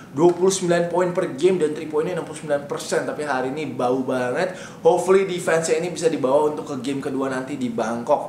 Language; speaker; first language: Indonesian; native; Indonesian